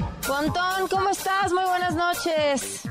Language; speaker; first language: Spanish; native; Spanish